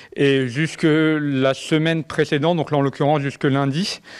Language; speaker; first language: French; native; French